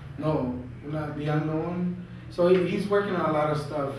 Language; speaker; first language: English; early bilingual, other home language; Spanish